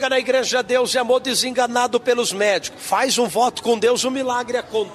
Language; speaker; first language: Portuguese; native; Portuguese